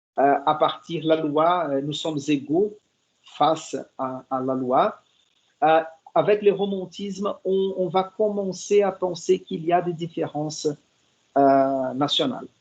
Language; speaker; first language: French; non-native, fluent; Portuguese